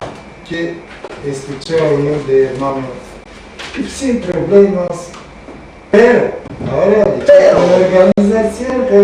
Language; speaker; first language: Spanish; non-native, learner; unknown